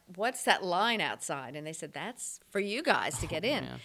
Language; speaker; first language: English; native; English